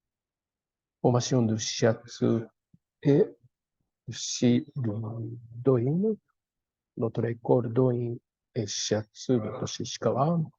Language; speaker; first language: French; non-native, fluent; Japanese